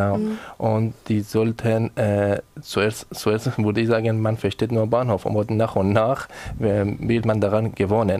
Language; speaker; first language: German; non-native, learner; Persian